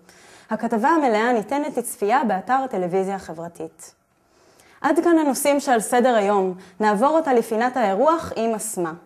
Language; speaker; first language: Hebrew; native; Hebrew